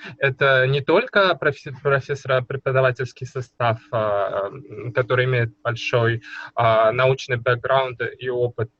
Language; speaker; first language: Russian; native; Russian